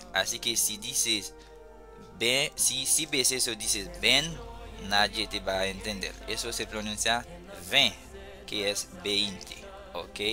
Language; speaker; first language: Spanish; non-native, fluent; Haitian Creole